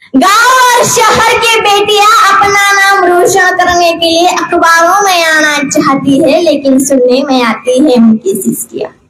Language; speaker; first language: Hindi; non-native, local second language; Marathi